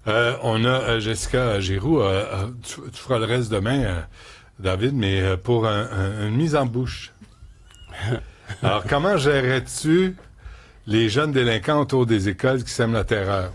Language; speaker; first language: French; native; French